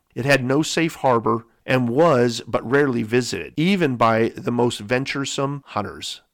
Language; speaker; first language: English; native; English